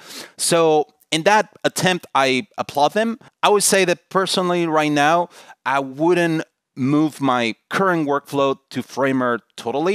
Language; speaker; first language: English; non-native, fluent; Spanish